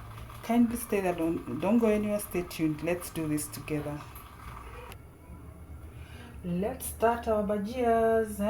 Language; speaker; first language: English; non-native, local second language; Swahili